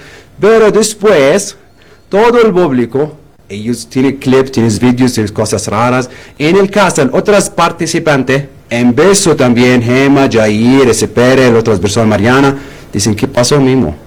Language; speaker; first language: Spanish; non-native, learner; Arabic